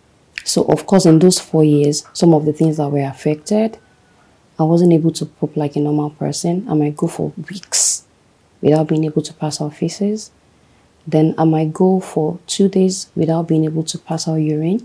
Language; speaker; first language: English; non-native, local second language; Yoruba